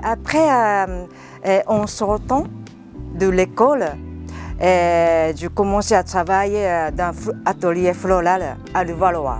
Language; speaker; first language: French; non-native, learner; Japanese